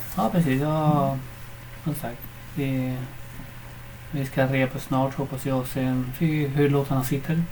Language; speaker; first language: Swedish; non-native, fluent; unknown